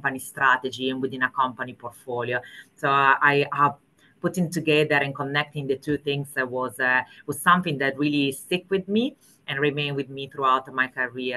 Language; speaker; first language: English; non-native, fluent; Italian